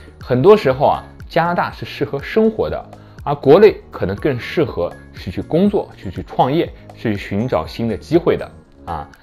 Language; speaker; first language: Chinese; native; Chinese